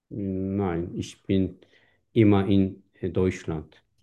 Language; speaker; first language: German; non-native, fluent; Turkish